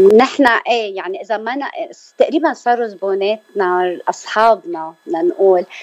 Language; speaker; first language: Arabic; native; Arabic